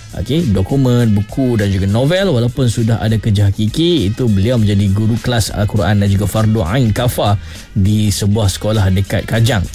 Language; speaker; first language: Malay; native; Malay